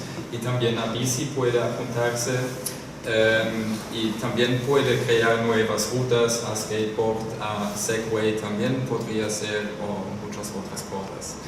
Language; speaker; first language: Spanish; non-native, fluent; German